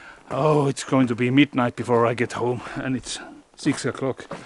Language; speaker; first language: English; non-native, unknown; Finnish